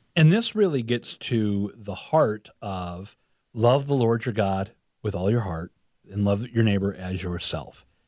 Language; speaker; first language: English; native; English